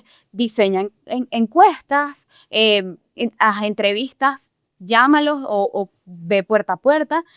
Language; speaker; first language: Spanish; native; Spanish